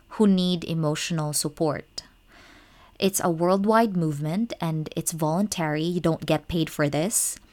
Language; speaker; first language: English; non-native, local second language; Cebuano